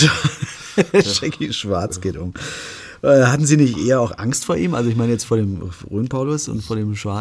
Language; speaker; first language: German; native; German